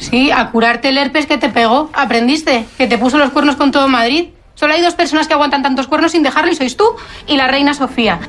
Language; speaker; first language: Spanish; native; Spanish